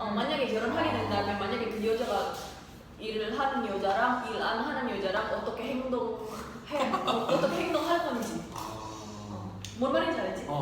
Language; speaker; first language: Korean; non-native, learner; Indonesian